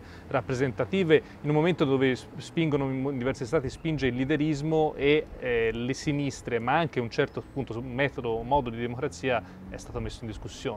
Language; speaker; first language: Italian; native; Italian